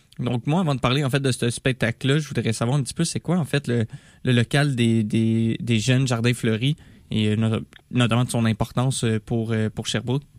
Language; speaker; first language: French; native; French